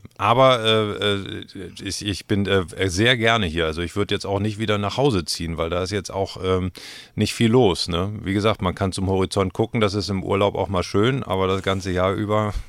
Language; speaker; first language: German; native; German